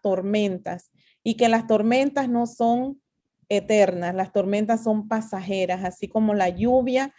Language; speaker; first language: Spanish; native; Spanish